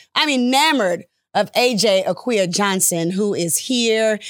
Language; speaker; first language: English; early bilingual, other home language; Upper Guinea Crioulo